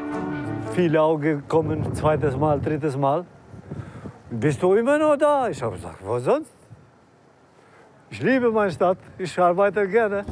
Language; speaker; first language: German; non-native, learner; Albanian